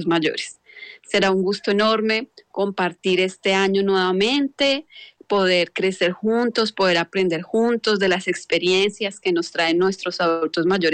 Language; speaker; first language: Spanish; native; Spanish